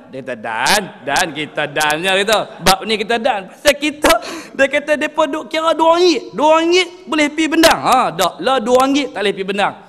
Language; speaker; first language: Malay; native; Malay